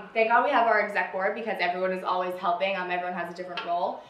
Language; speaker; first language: English; native; English